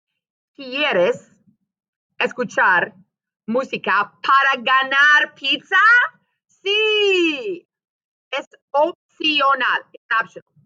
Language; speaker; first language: Spanish; non-native, fluent; English